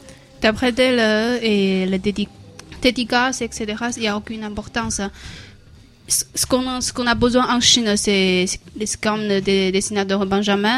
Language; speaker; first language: French; non-native, learner; Chinese